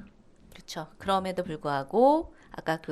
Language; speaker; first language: Korean; native; Korean